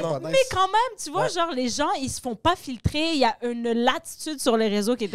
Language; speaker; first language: French; native; French